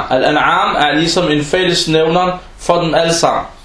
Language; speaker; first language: Danish; early bilingual, other home language; Arabic